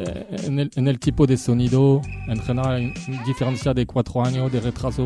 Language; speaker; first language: Spanish; non-native, fluent; French